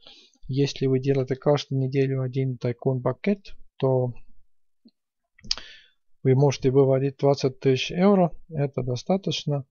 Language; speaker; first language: Russian; non-native, fluent; Estonian